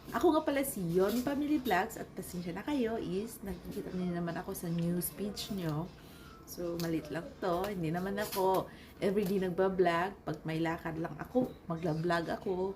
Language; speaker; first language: Filipino; native; Filipino